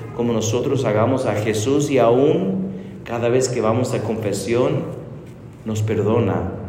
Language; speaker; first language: Spanish; non-native, fluent; English